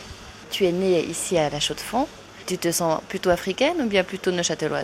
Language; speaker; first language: French; native; French